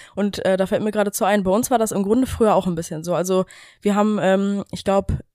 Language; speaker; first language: German; native; German